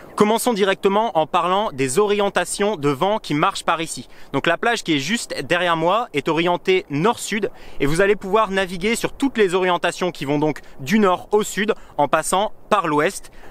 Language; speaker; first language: French; native; French